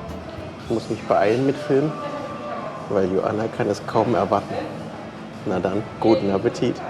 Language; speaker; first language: German; native; German